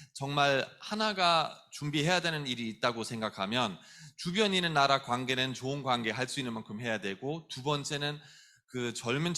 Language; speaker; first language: Korean; non-native, fluent; German